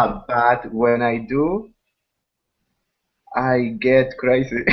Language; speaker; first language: English; non-native, learner; Spanish